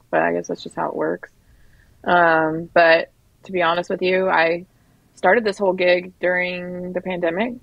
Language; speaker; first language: English; native; English